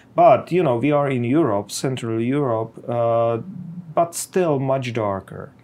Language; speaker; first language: English; non-native, fluent; Czech